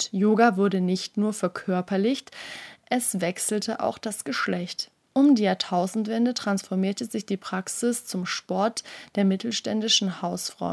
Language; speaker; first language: German; native; German